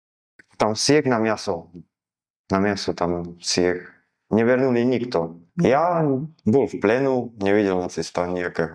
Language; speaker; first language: Russian; non-native, learner; Slovak